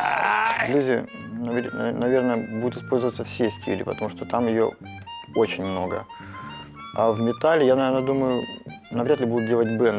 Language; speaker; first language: Russian; native; Russian